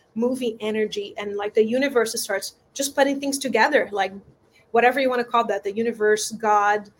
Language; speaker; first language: English; non-native, fluent; Portuguese